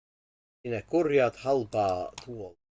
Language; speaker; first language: Finnish; non-native, learner; English